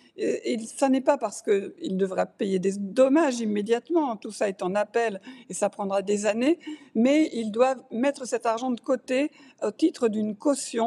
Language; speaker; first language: French; native; French